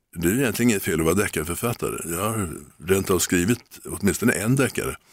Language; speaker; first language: Swedish; native; Swedish